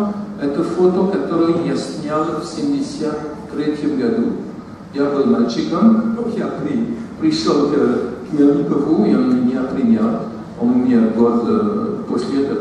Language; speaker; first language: Russian; non-native, fluent; French